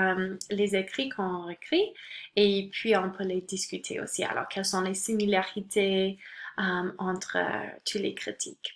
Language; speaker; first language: French; non-native, local second language; English